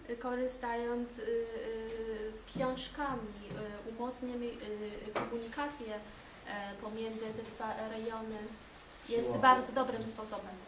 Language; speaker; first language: Polish; non-native, learner; Chinese